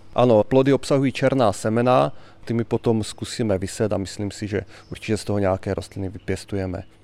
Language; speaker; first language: Czech; native; Czech